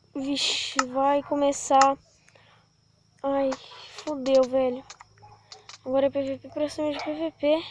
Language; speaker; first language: Portuguese; native; Portuguese